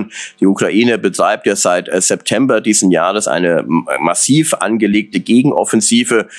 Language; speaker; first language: German; native; German